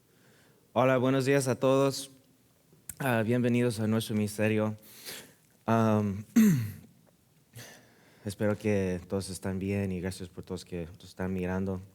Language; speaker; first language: Spanish; early bilingual, heritage; Spanish